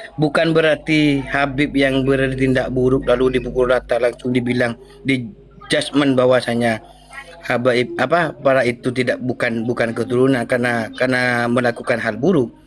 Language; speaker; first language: Indonesian; non-native, local second language; Madurese